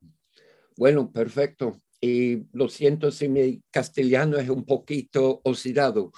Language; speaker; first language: Spanish; non-native, fluent; English